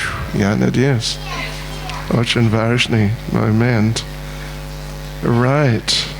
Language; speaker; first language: Russian; non-native, learner; English